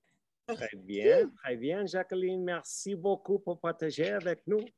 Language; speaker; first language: French; non-native, learner; English